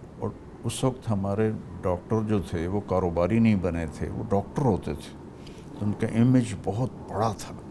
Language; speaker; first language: Urdu; non-native, local second language; Punjabi